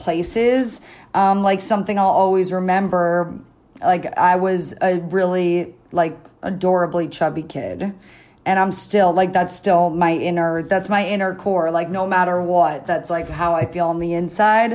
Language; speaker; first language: English; native; English